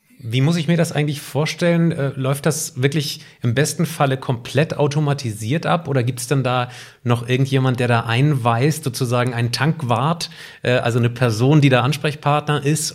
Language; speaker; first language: German; native; German